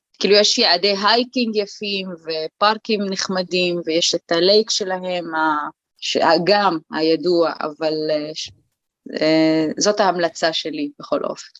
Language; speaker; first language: Hebrew; non-native, local second language; Arabic